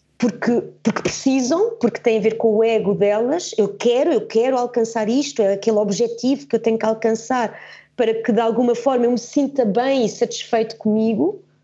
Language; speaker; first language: Portuguese; early bilingual, heritage; Portuguese